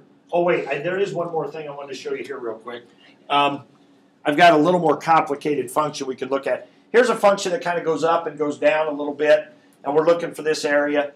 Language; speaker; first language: English; native; English